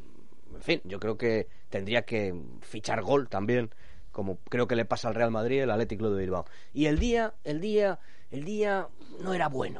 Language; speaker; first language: Spanish; native; Spanish